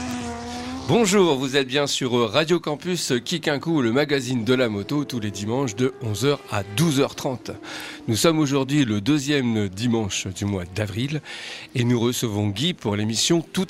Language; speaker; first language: French; native; French